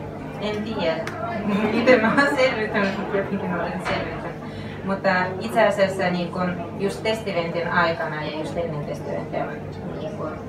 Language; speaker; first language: Finnish; non-native, fluent; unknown